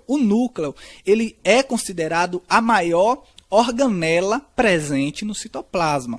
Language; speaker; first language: Portuguese; native; Portuguese